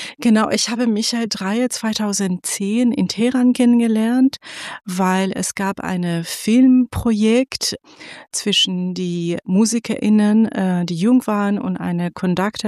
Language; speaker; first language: German; non-native, fluent; Persian